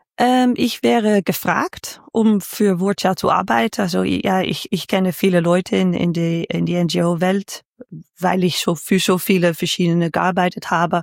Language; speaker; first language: German; non-native, learner; Dutch